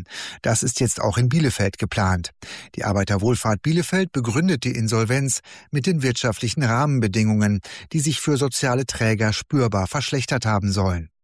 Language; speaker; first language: German; native; German